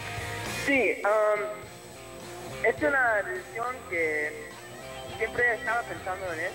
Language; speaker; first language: Spanish; early bilingual, heritage; English